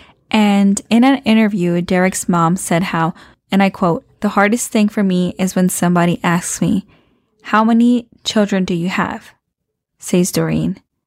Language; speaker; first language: English; early bilingual, other home language; Spanish